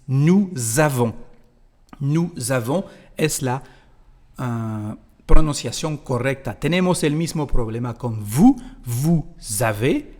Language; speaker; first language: Spanish; non-native, fluent; French